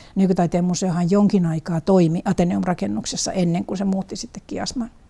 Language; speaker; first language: Finnish; native; Finnish